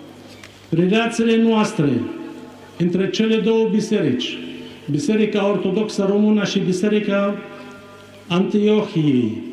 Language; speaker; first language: Romanian; non-native, fluent; Arabic